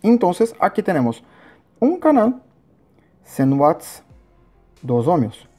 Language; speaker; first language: Spanish; non-native, learner; Portuguese